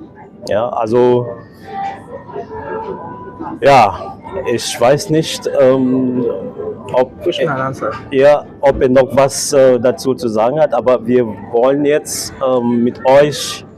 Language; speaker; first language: German; non-native, fluent; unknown